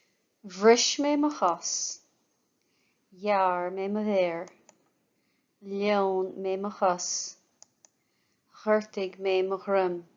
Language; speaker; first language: Irish; non-native, local second language; English